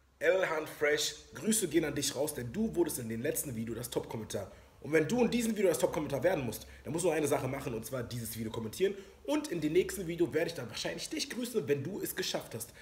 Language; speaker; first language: German; native; German